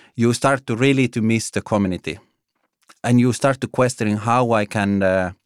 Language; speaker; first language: English; non-native, fluent; Finnish